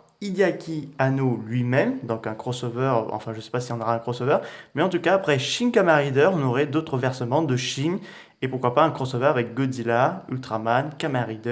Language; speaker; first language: French; native; French